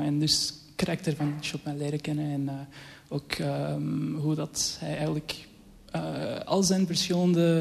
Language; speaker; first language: Dutch; early bilingual, other home language; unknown